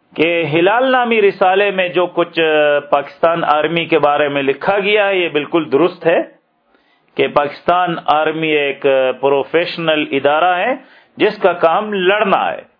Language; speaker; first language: Urdu; native; Urdu